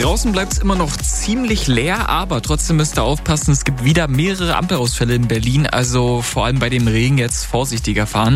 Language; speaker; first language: German; native; German